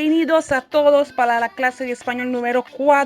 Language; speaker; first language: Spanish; non-native, fluent; French